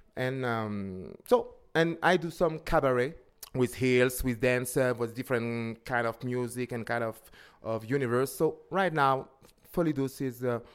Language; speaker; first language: English; non-native, learner; French